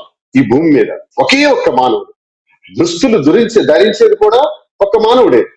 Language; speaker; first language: Telugu; native; Telugu